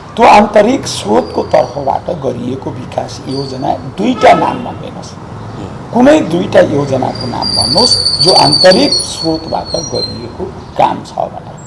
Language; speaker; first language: Nepali; native; Nepali